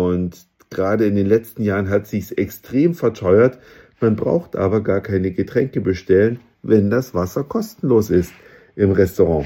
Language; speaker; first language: German; native; German